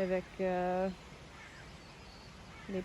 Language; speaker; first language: French; non-native, learner; English